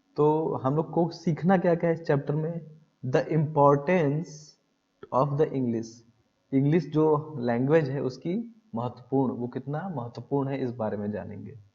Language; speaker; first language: Hindi; native; Hindi